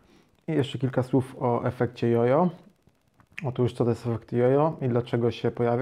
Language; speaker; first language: Polish; native; Polish